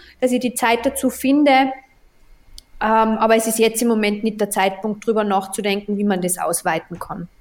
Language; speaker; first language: German; native; German